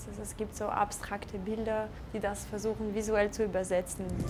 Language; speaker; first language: German; non-native, local second language; French